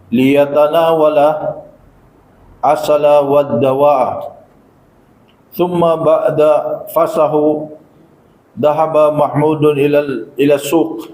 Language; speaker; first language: Arabic; non-native, learner; Filipino